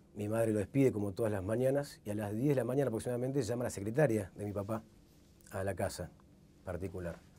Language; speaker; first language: Spanish; native; Spanish